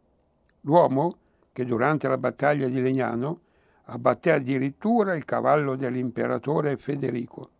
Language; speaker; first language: Italian; native; Italian